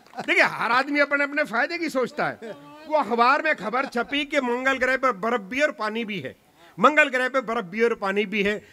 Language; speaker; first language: Hindi; non-native, local second language; Punjabi